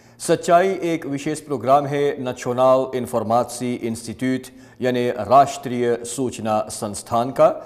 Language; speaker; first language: Hindi; early bilingual, heritage; Hindi